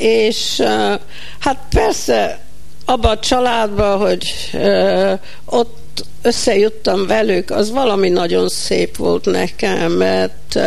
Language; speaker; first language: Hungarian; early bilingual, heritage; Hungarian